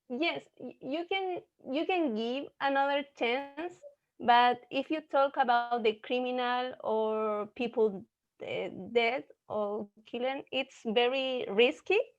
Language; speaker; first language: English; non-native, learner; Spanish